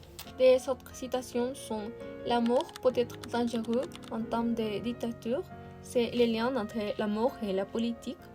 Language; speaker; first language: French; non-native, learner; Spanish